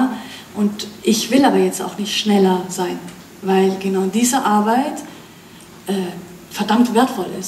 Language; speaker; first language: German; non-native, fluent; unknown